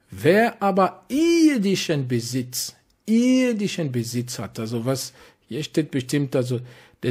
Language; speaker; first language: German; non-native, fluent; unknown